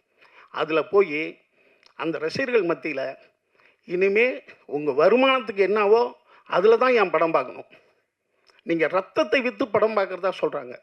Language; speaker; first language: Tamil; native; Tamil